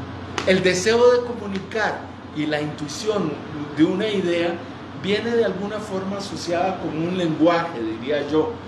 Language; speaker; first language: Spanish; native; Spanish